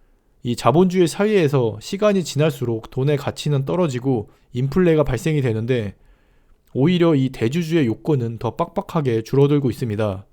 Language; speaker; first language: Korean; native; Korean